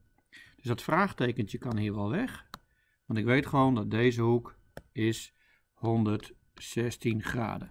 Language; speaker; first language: Dutch; native; Dutch